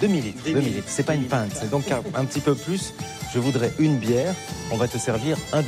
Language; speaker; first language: French; native; French